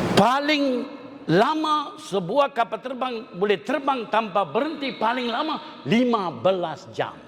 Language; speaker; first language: Malay; non-native, local second language; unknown